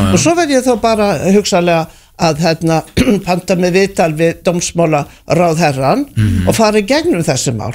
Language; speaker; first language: Icelandic; non-native, fluent; Norwegian